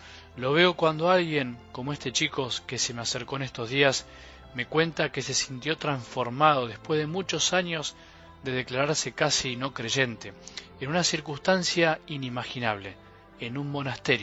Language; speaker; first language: Spanish; native; Spanish